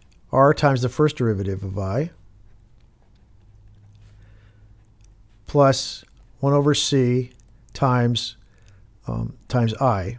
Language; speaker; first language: English; native; English